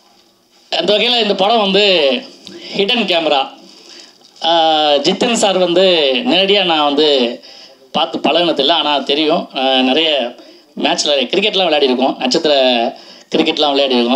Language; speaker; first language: Tamil; native; Tamil